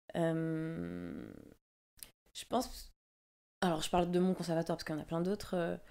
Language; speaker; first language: French; native; French